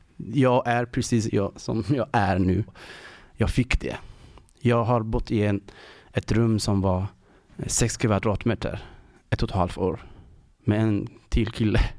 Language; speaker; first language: Swedish; non-native, learner; Persian